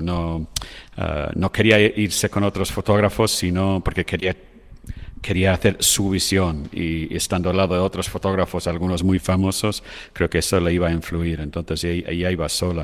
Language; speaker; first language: Spanish; non-native, fluent; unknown